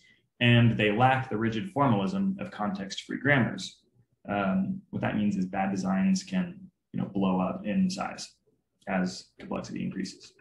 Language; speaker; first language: English; native; English